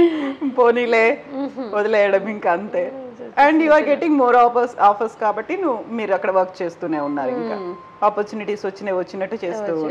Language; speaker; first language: Telugu; native; Telugu